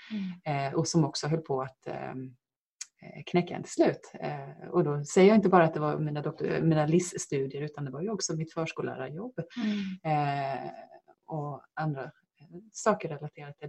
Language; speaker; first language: Swedish; native; Swedish